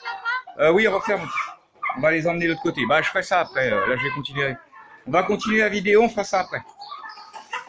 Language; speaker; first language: French; native; French